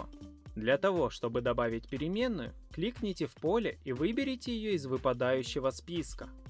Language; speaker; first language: Russian; native; Russian